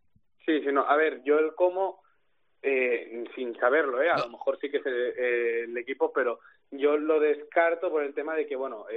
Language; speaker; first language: Spanish; native; Spanish